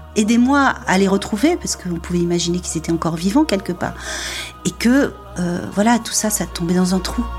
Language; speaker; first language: French; native; French